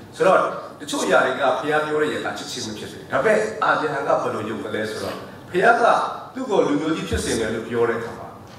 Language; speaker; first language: Burmese; non-native, local second language; S'gaw Karen